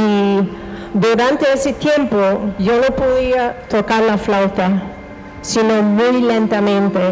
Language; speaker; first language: Spanish; non-native, fluent; English